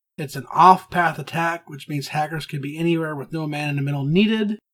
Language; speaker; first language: English; native; English